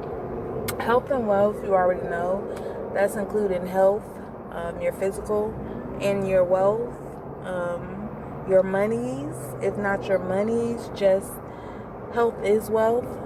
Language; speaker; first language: English; native; English